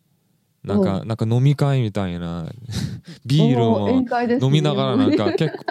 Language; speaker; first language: Japanese; non-native, fluent; English